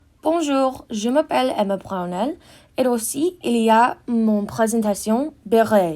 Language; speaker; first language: French; non-native, learner; English